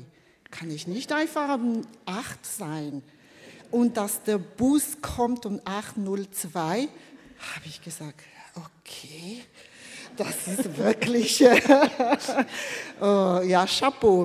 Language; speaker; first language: German; non-native, fluent; Malagasy